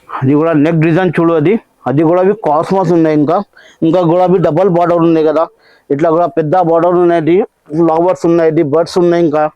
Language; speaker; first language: Telugu; non-native, local second language; Urdu